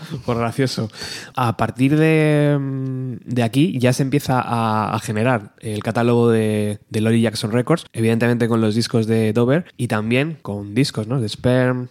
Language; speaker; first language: Spanish; native; Spanish